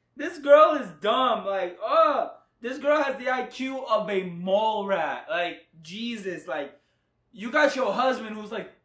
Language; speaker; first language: English; early bilingual, other home language; Spanish